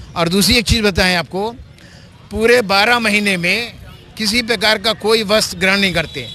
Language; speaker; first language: Hindi; native; Hindi